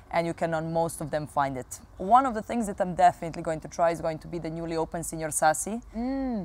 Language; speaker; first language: English; non-native, fluent; Serbian